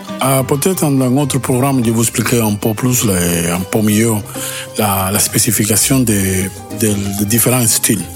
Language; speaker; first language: French; non-native, learner; Spanish